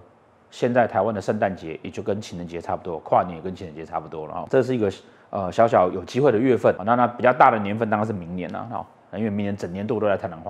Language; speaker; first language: Chinese; native; Chinese